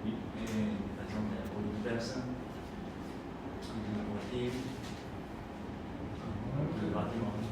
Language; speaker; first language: French; non-native, learner; Khmer